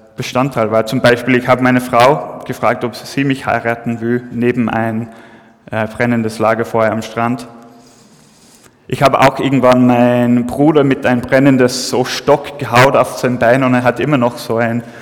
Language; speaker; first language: German; non-native, fluent; English